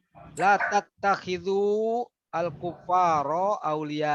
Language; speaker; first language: Arabic; non-native, fluent; Indonesian